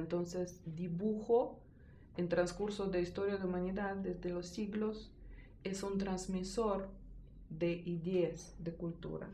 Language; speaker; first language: Spanish; non-native, fluent; Russian